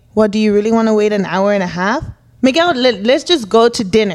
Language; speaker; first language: English; early bilingual, other home language; Spanish